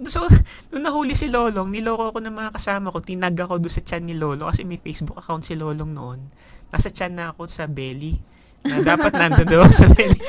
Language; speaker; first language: Filipino; native; Filipino